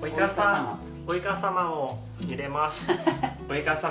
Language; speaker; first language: Japanese; non-native, learner; Thai